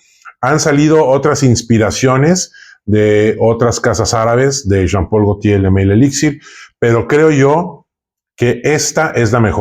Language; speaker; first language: Spanish; native; Spanish